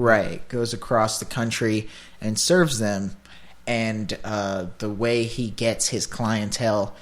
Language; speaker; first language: English; native; English